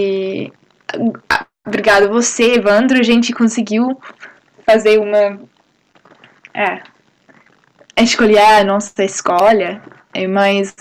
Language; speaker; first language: Portuguese; non-native, fluent; English